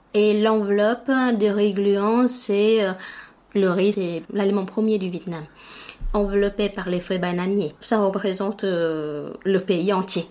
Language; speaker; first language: French; non-native, fluent; Vietnamese